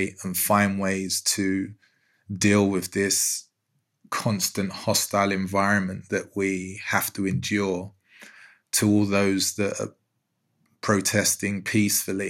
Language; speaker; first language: English; native; English